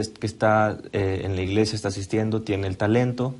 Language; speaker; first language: Spanish; native; Spanish